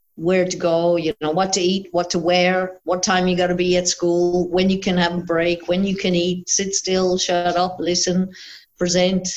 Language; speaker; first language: English; native; English